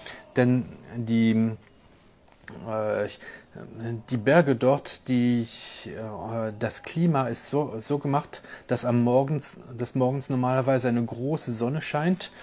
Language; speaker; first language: German; non-native, local second language; French